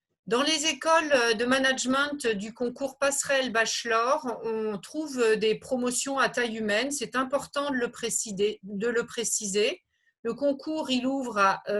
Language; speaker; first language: French; native; French